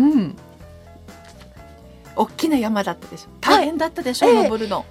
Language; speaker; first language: Japanese; native; Japanese